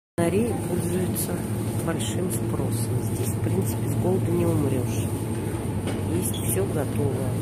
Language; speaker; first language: Russian; native; Russian